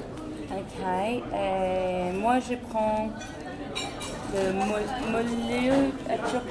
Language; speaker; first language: French; non-native, learner; English